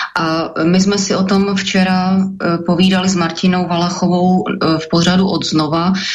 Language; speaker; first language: Czech; native; Czech